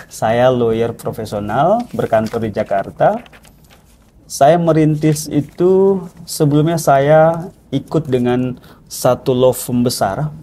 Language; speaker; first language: Indonesian; non-native, local second language; Minangkabau